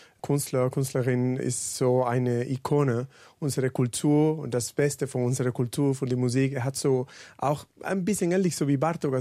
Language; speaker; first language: German; non-native, learner; Spanish